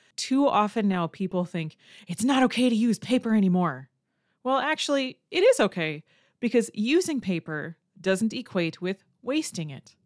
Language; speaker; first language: English; native; English